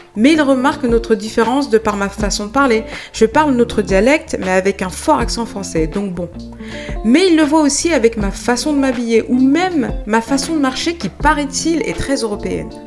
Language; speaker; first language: French; native; French